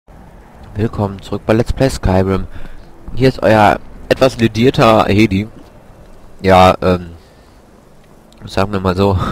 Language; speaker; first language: German; native; German